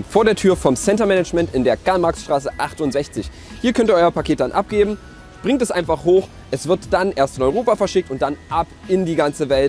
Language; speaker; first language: German; native; German